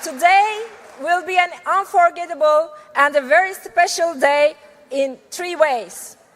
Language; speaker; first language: English; non-native, fluent; Turkish